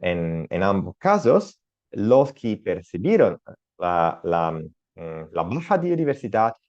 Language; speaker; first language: Spanish; non-native, learner; Italian